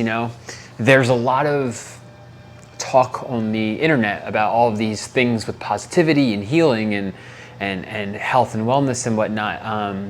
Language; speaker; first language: English; native; English